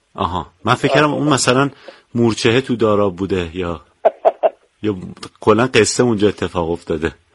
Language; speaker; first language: Persian; native; Persian